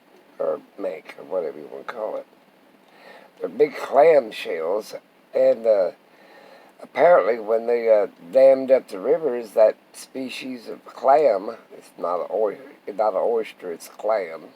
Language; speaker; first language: English; native; English